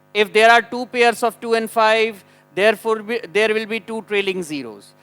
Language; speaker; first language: English; non-native, local second language; Hindi